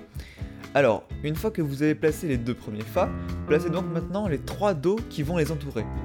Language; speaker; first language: French; native; French